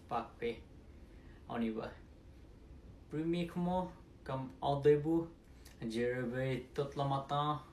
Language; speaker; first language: French; non-native, learner; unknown